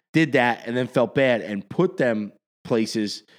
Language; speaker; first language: English; native; English